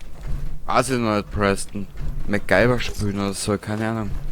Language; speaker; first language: German; native; German